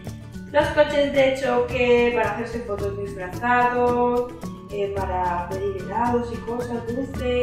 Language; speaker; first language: Spanish; native; Spanish